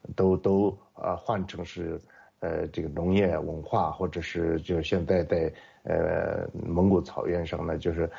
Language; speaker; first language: Chinese; non-native, local second language; Mongolian